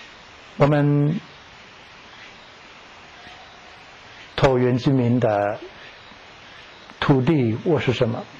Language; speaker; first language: Chinese; non-native, learner; English